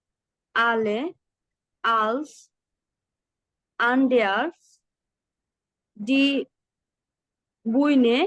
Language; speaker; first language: German; non-native, learner; Bangla